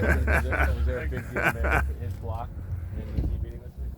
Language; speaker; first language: English; native; English